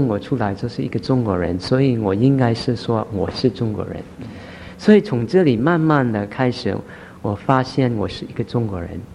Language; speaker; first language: Chinese; early bilingual, heritage; Chinese